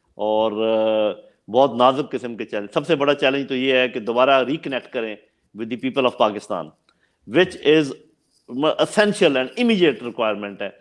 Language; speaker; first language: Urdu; non-native, local second language; Punjabi